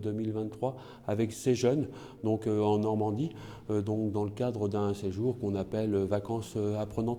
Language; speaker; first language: French; native; French